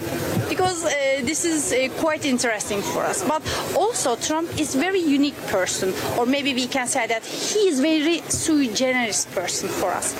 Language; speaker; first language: English; non-native, fluent; Turkish